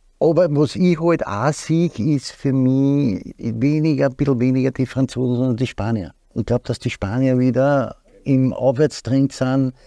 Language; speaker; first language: German; native; German